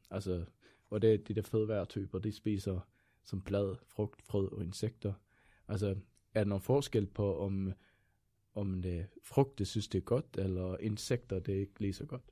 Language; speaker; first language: Danish; non-native, fluent; Swedish